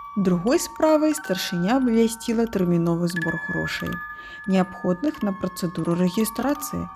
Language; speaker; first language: Belarusian; native; Belarusian